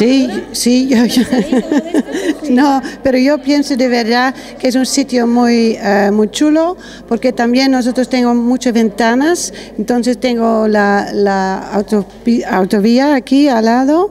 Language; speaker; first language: Spanish; non-native, learner; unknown